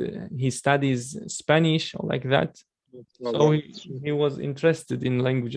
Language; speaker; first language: English; non-native, learner; Chechen